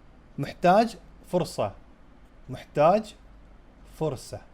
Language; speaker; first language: Arabic; non-native, fluent; Urdu